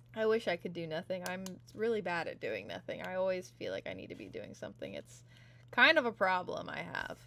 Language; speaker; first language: English; native; English